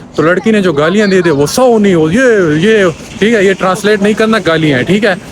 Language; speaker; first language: Urdu; non-native, local second language; Punjabi